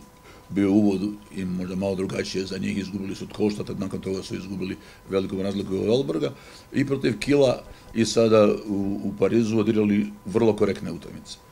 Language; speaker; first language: Croatian; native; Croatian